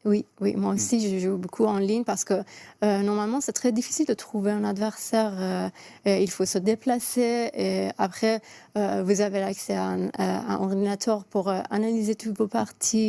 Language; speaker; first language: French; non-native, fluent; Persian